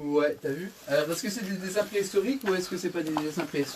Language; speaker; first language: French; native; French